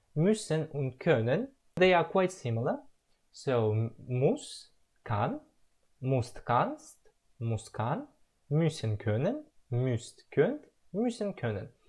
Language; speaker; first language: German; non-native, learner; Russian